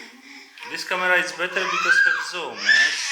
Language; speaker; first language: English; non-native, learner; Polish